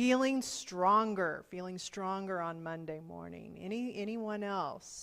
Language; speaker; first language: English; native; English